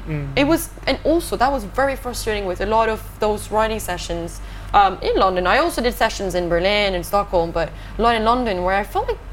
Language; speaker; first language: English; non-native, fluent; Norwegian